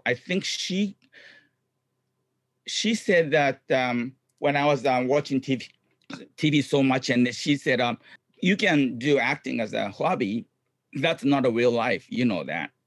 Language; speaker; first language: English; non-native, fluent; Japanese